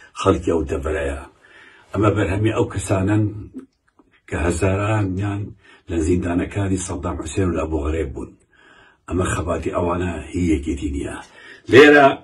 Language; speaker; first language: Central Kurdish; non-native, local second language; Kurdish